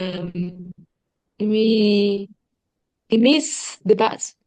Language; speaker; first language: English; non-native, learner; Vietnamese